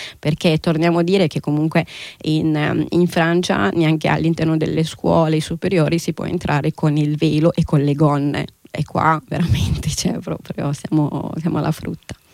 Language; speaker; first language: Italian; early bilingual, other home language; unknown